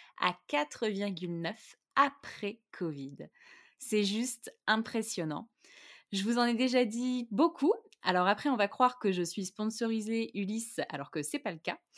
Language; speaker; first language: French; native; French